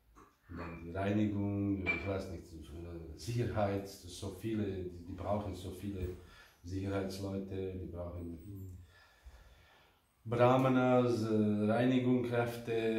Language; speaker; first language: German; non-native, fluent; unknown